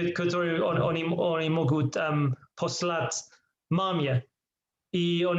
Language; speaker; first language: Russian; non-native, learner; English